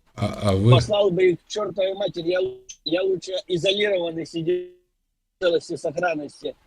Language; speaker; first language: Russian; non-native, local second language; Ukrainian